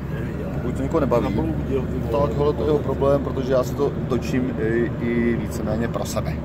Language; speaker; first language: Czech; native; Czech